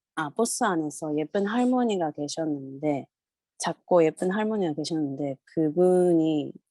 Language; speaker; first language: Korean; non-native, local second language; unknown